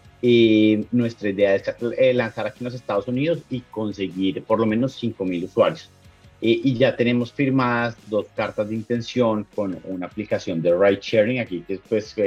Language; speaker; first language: Spanish; native; Spanish